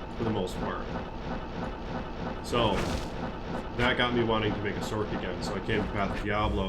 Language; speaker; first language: English; native; English